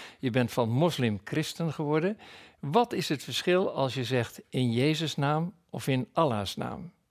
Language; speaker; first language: Dutch; native; Dutch